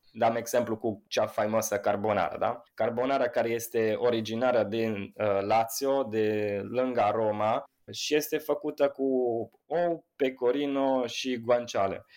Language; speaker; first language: Romanian; non-native, fluent; Italian